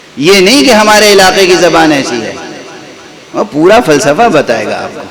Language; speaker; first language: Urdu; native; Urdu